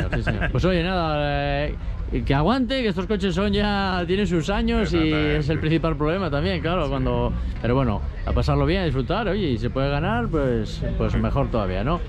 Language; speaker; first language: Spanish; native; Spanish